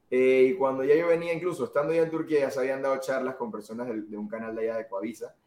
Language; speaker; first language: Spanish; native; Spanish